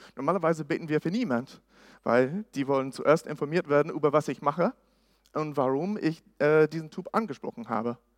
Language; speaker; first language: German; non-native, fluent; English